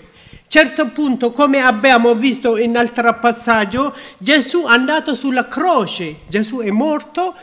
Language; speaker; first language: Italian; non-native, learner; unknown